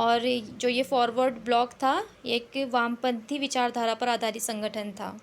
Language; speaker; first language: Hindi; native; Hindi